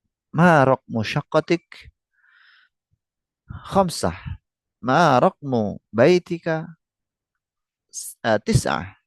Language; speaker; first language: Arabic; non-native, fluent; Indonesian